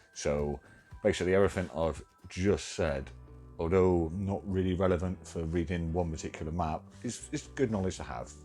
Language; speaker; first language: English; native; English